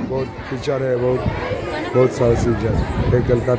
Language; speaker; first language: Hindi; non-native, local second language; Bangla